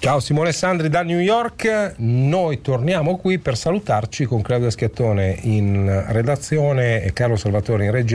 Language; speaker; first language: Italian; native; Italian